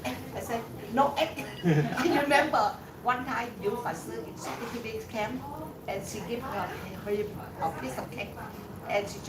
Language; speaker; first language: English; non-native, learner; Vietnamese